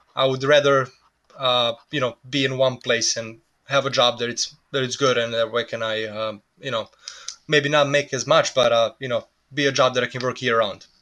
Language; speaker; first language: English; non-native, fluent; Serbian